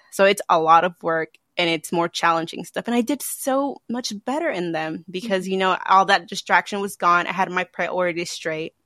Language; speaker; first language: English; early bilingual, other home language; Spanish